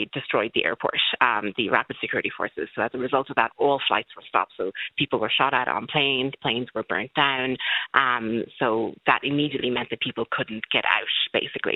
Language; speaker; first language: English; native; English